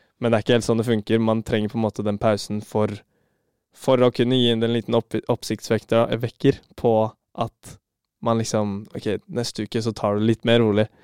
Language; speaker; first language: Norwegian; native; Norwegian